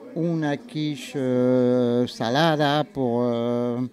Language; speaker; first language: Spanish; non-native, learner; French